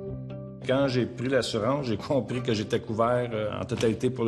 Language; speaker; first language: French; native; French